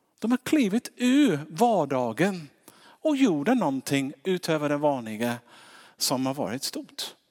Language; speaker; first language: Swedish; non-native, fluent; English